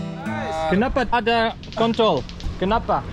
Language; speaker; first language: Indonesian; non-native, learner; German